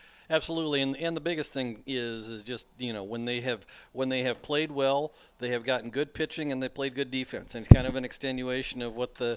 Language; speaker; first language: English; native; English